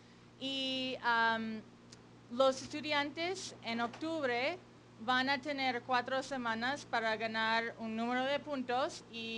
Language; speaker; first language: Spanish; non-native, fluent; English